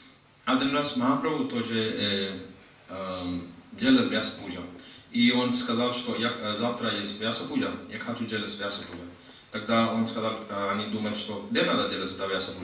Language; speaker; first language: Russian; non-native, learner; Hindi